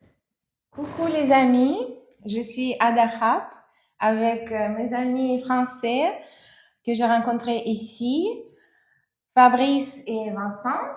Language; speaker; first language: French; non-native, fluent; Russian